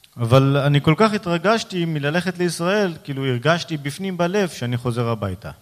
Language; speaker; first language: Hebrew; early bilingual, other home language; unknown